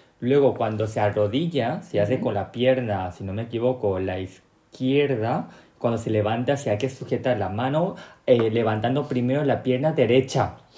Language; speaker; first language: Spanish; non-native, local second language; Korean